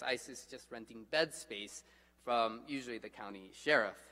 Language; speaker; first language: English; native; English